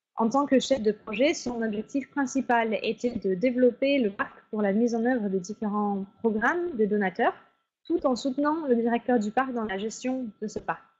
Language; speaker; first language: French; native; French